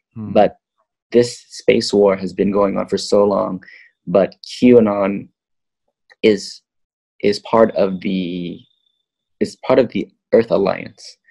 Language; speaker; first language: English; native; English